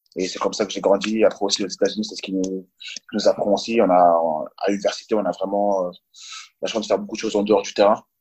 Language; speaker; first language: French; early bilingual, other home language; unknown